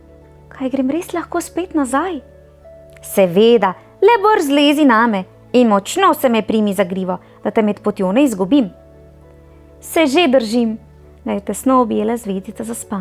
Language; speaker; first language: Slovenian; native; Slovenian